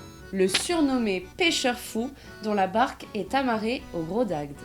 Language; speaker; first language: French; native; French